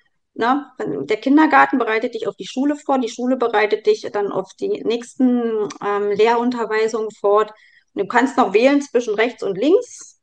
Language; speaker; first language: German; native; German